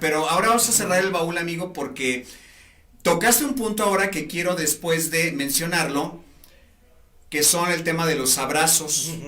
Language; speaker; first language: Spanish; native; Spanish